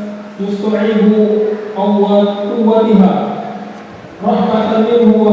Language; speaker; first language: Arabic; non-native, fluent; Indonesian